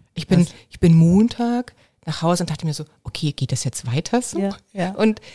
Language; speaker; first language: German; native; German